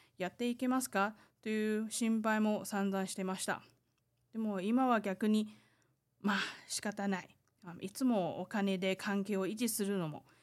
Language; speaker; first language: Japanese; non-native, fluent; Chinese